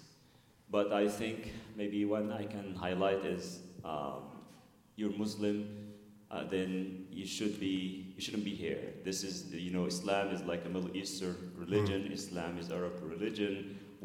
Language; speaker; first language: English; non-native, fluent; Arabic